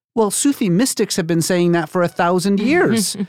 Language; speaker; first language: English; early bilingual, other home language; Persian